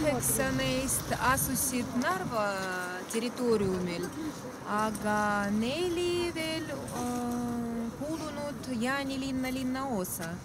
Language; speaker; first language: Estonian; non-native, local second language; Russian